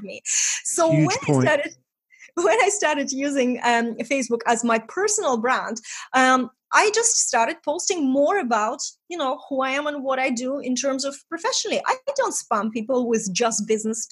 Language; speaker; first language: English; non-native, fluent; Estonian